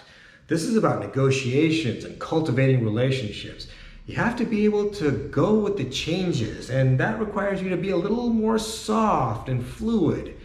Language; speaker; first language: English; native; English